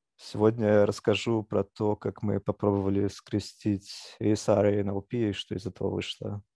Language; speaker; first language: Russian; native; Russian